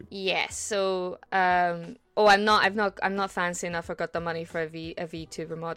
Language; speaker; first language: English; native; English